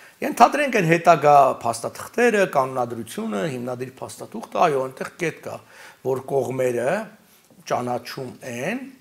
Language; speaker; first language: Armenian; native; Armenian